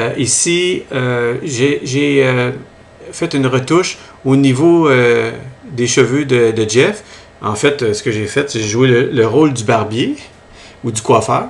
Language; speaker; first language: French; native; French